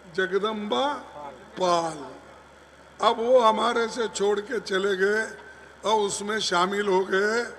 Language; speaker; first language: Hindi; non-native, local second language; Kannada